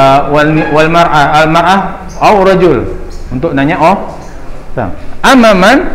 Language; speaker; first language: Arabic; non-native, fluent; Indonesian